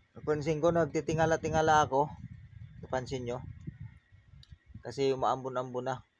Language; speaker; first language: Filipino; native; Filipino